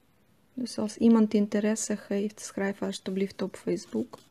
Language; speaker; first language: Dutch; non-native, fluent; Russian